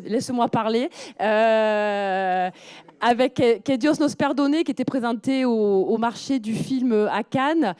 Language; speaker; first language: French; native; French